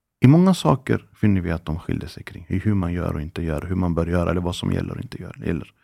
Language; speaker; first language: Swedish; early bilingual, other home language; Arabic